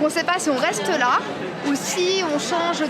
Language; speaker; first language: French; native; French